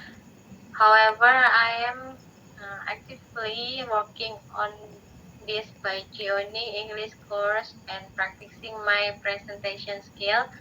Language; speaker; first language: English; non-native, learner; Indonesian